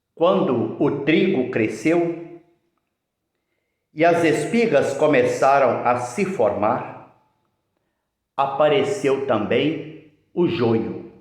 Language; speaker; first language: Portuguese; native; Portuguese